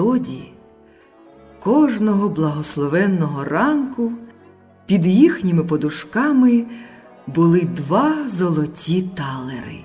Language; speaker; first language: Ukrainian; native; Ukrainian